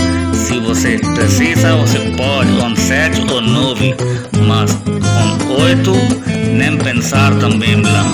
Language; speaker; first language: Portuguese; non-native, learner; Hindi